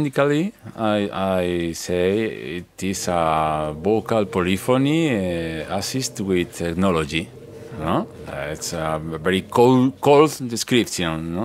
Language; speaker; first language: English; non-native, learner; Spanish